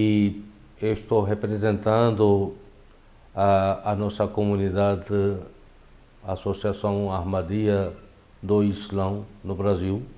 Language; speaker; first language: Portuguese; non-native, fluent; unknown